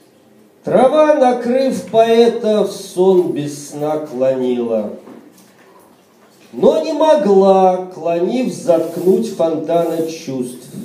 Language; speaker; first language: Russian; native; Russian